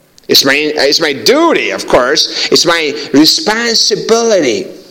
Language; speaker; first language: English; non-native, fluent; Persian